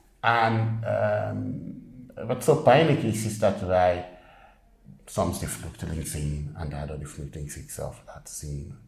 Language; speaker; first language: Dutch; non-native, fluent; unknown